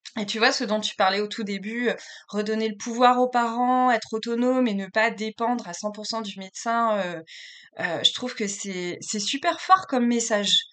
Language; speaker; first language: French; native; French